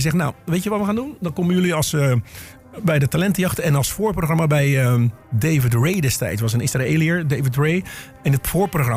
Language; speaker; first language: Dutch; native; Dutch